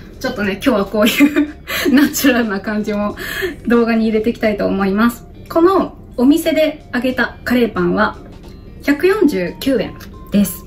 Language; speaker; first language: Japanese; native; Japanese